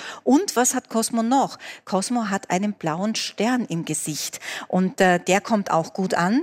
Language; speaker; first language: German; native; German